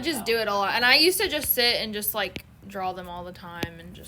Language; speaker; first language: English; native; English